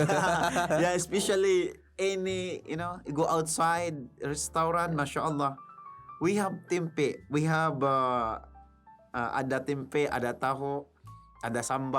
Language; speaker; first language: English; non-native, learner; Filipino